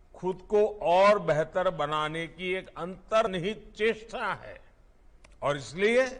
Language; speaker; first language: Hindi; non-native, local second language; Gujarati